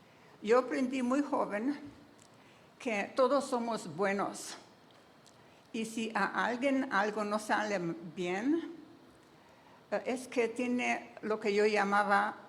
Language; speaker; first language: Spanish; non-native, fluent; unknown